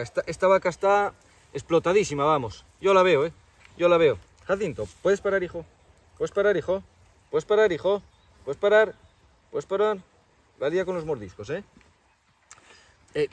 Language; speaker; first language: Spanish; native; Spanish